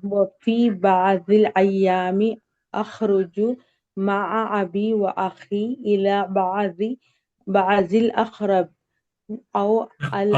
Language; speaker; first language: Arabic; non-native, learner; Urdu